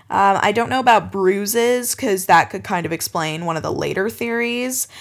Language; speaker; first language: English; native; English